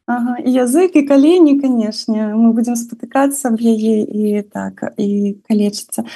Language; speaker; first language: Belarusian; non-native, local second language; Russian